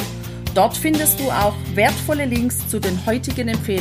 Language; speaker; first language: German; native; German